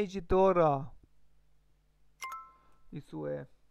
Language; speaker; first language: Portuguese; non-native, learner; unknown